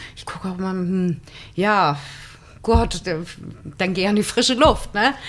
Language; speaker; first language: German; native; German